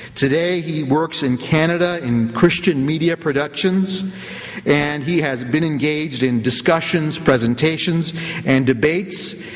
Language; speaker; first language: English; native; English